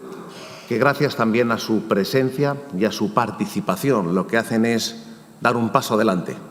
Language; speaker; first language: Spanish; native; Spanish